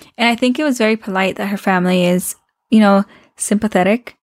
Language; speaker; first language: English; early bilingual, other home language; Spanish